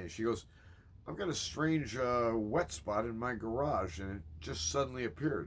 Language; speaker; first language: English; native; English